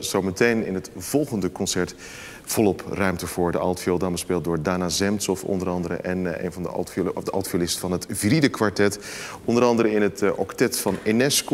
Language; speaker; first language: Dutch; native; Dutch